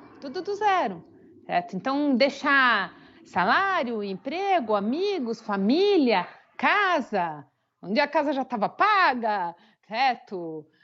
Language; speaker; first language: Portuguese; native; Portuguese